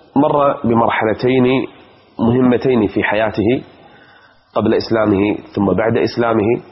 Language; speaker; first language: Arabic; native; Arabic